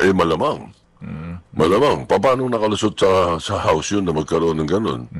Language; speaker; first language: Filipino; native; Filipino